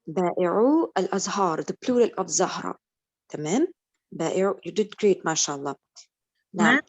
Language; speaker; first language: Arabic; non-native, fluent; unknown